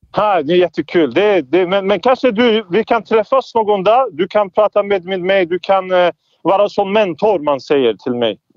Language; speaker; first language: Swedish; non-native, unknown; Turkish